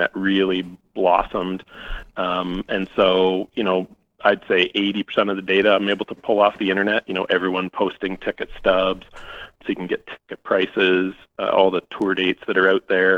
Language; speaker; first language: English; native; English